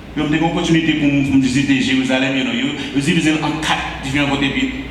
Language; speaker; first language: French; non-native, local second language; Haitian Creole